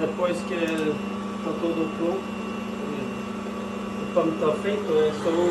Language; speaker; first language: Portuguese; non-native, fluent; Norwegian